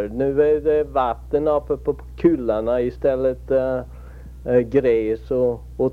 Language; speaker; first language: Swedish; early bilingual, heritage; Swedish